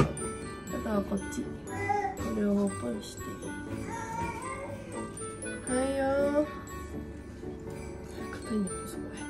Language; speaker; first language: Japanese; native; Japanese